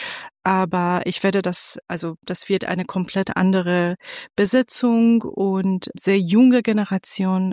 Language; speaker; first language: German; non-native, fluent; Persian